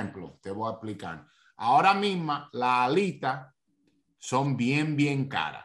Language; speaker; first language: Spanish; early bilingual, heritage; Spanish